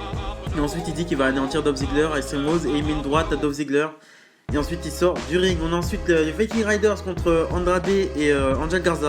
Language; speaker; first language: French; native; French